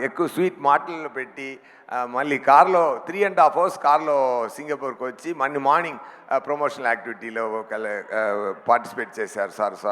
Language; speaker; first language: Telugu; non-native, learner; Tamil